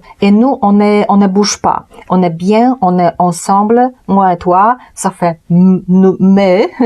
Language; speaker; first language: French; non-native, fluent; Polish